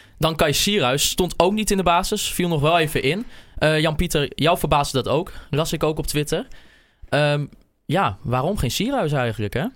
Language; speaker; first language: Dutch; native; Dutch